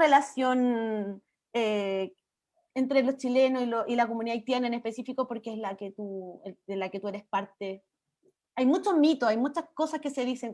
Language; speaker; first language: Spanish; native; Spanish